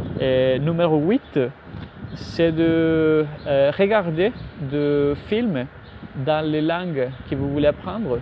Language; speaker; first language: French; non-native, fluent; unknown